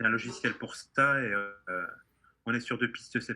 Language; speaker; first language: French; native; French